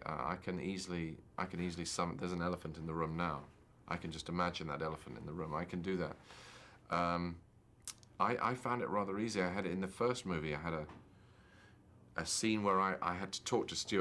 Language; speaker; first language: English; native; English